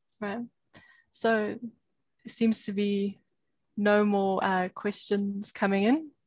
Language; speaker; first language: English; native; English